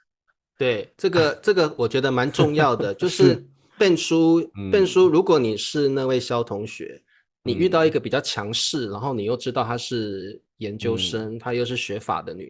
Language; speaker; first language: Chinese; native; Chinese